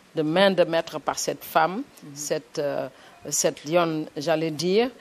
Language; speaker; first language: French; non-native, local second language; Wolof